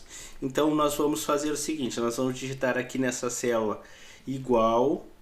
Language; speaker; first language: Portuguese; native; Portuguese